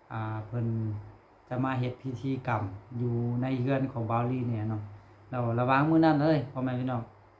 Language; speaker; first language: Lao; non-native, local second language; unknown